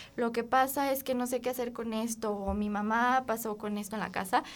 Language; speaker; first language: Spanish; native; Spanish